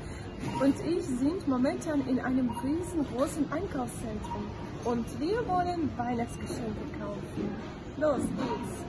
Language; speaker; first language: German; non-native, fluent; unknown